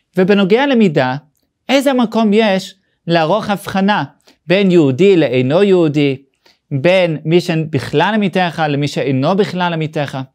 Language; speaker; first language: Hebrew; non-native, fluent; English